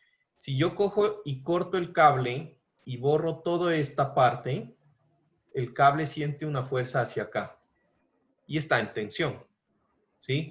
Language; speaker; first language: Spanish; native; Spanish